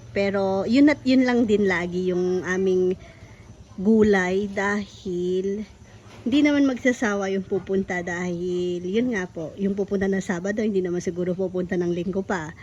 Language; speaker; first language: Filipino; non-native, local second language; Pampanga